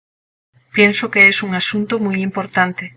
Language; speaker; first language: Spanish; non-native, learner; English